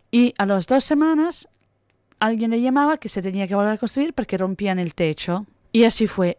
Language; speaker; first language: Spanish; non-native, fluent; Italian